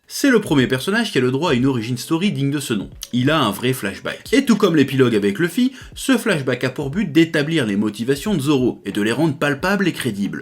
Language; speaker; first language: French; native; French